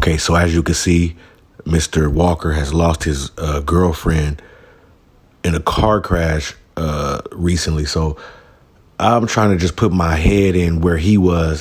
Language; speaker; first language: English; native; English